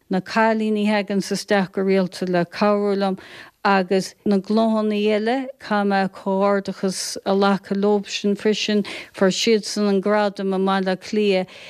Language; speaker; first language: Irish; native; Irish